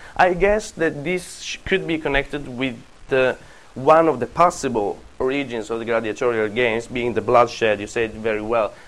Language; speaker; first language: English; non-native, fluent; Italian